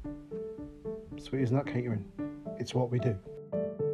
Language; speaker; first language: English; native; English